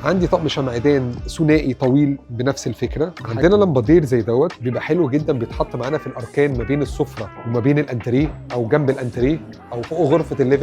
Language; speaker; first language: Arabic; native; Arabic